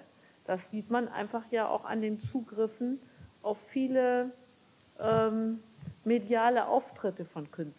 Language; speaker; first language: German; native; German